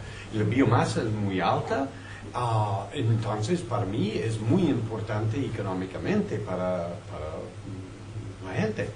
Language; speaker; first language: Spanish; non-native, fluent; French